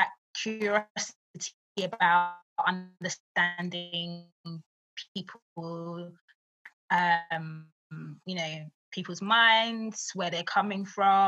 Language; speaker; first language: English; native; English